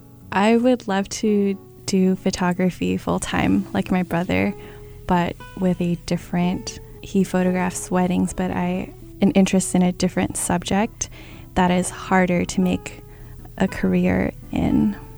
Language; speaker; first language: English; early bilingual, other home language; Chinese